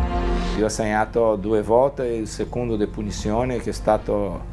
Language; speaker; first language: Italian; non-native, fluent; Portuguese